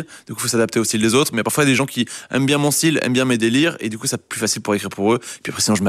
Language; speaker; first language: French; native; French